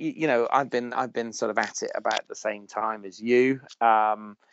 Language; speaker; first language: English; native; English